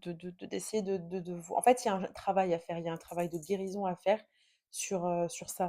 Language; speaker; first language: French; native; French